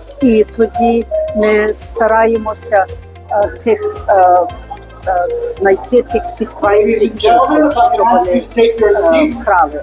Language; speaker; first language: Ukrainian; early bilingual, heritage; Ukrainian